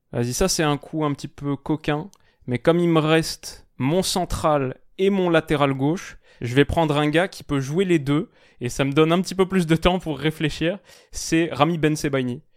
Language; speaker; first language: French; native; French